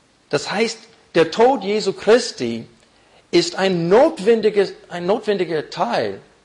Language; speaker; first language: German; non-native, fluent; English